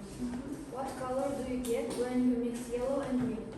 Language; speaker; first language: English; non-native, learner; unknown